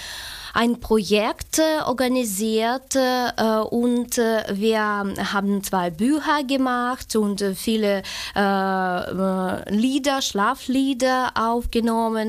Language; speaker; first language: German; non-native, fluent; Ukrainian